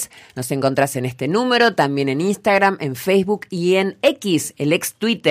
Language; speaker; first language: Spanish; native; Spanish